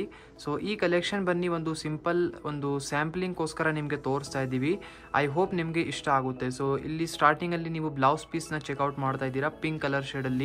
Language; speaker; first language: Kannada; native; Kannada